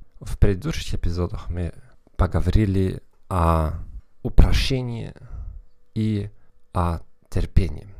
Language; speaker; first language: Russian; non-native, fluent; German